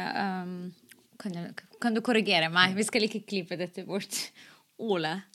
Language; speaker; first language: Norwegian; non-native, fluent; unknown